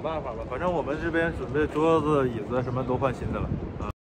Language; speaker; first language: Chinese; native; Chinese